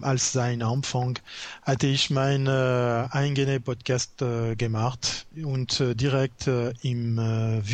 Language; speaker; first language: German; non-native, learner; French